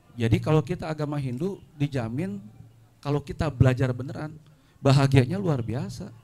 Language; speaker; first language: Indonesian; non-native, local second language; Sundanese